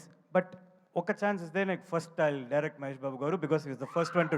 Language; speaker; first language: Telugu; non-native, learner; Tamil